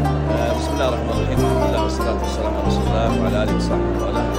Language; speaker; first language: Arabic; native; Arabic